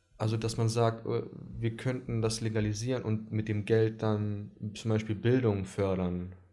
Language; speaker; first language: German; early bilingual, other home language; Greek